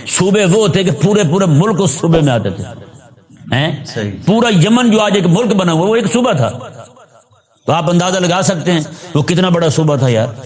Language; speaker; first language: Urdu; non-native, local second language; Punjabi